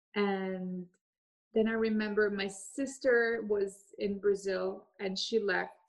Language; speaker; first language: English; early bilingual, other home language; French